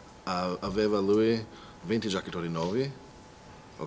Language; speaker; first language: Italian; non-native, fluent; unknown